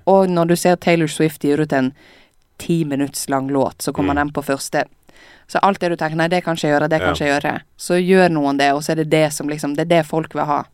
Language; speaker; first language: Norwegian; native; Norwegian